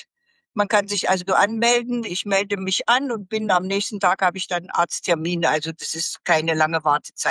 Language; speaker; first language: German; native; German